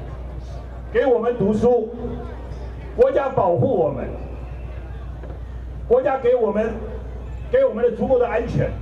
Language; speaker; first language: Chinese; native; Chinese